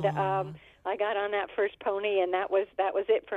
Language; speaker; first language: English; native; English